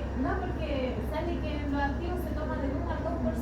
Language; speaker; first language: Spanish; native; Spanish